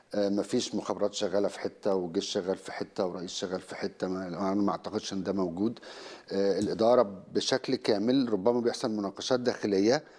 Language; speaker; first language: Arabic; native; Arabic